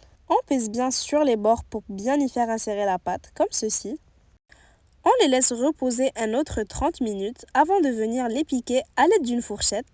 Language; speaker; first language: French; native; French